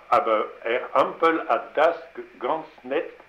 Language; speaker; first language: German; non-native, learner; French